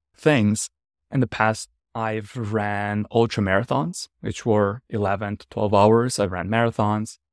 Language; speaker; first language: English; non-native, fluent; Ukrainian